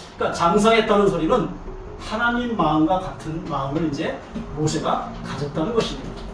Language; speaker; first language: Korean; native; Korean